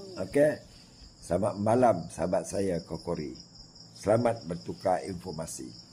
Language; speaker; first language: Malay; native; Malay